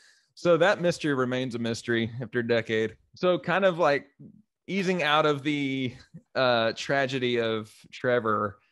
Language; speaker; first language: English; native; English